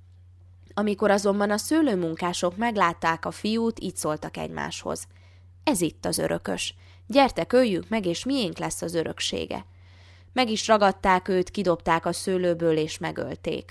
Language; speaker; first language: Hungarian; native; Hungarian